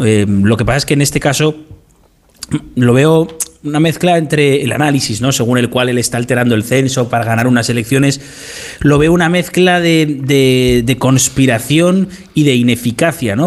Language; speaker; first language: Spanish; native; Spanish